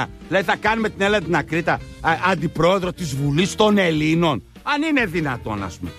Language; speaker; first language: Greek; native; Greek